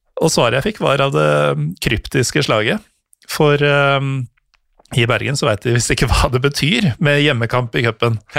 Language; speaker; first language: Norwegian; native; Norwegian